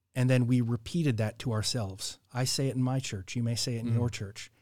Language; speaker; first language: English; native; English